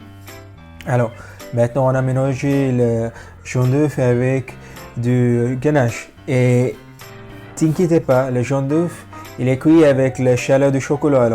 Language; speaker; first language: French; non-native, fluent; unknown